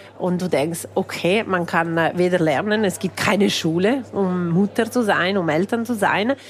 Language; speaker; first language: German; non-native, local second language; Italian